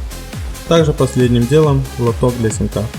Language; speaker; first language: Russian; native; Russian